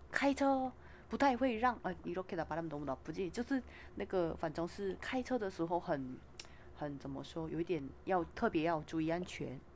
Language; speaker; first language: Chinese; non-native, fluent; Korean